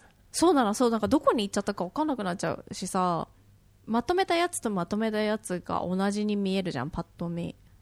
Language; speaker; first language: Japanese; native; Japanese